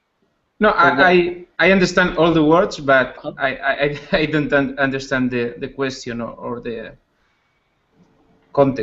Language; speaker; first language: English; non-native, learner; Spanish